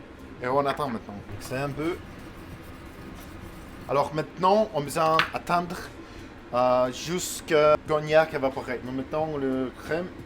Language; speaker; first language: French; non-native, learner; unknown